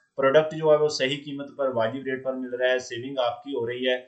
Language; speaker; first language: Hindi; native; Hindi